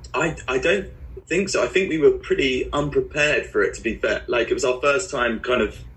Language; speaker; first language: English; native; English